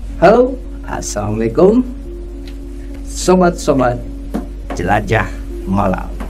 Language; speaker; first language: Indonesian; native; Indonesian